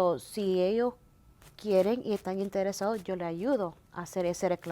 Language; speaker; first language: Spanish; early bilingual, heritage; Spanish